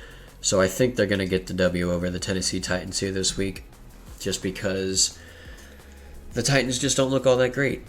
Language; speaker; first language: English; native; English